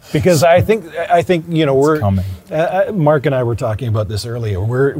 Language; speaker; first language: English; native; English